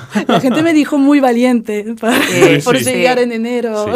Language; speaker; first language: Spanish; non-native, fluent; French